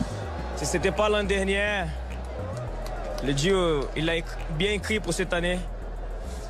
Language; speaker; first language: French; non-native, fluent; Portuguese